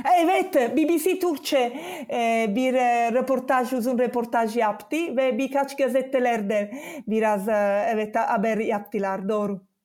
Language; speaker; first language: Turkish; non-native, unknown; Italian